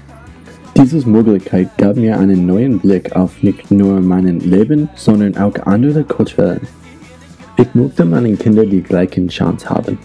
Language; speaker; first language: German; non-native, learner; English